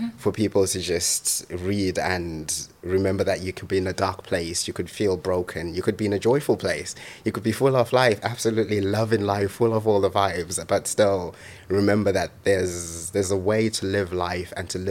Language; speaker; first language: English; non-native, local second language; Shona